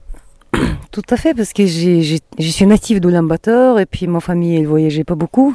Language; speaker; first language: French; non-native, fluent; Mongolian